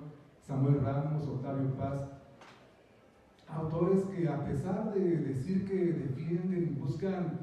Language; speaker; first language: Spanish; native; Spanish